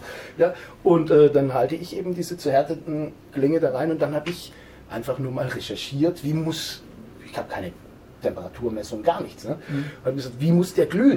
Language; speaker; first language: German; native; German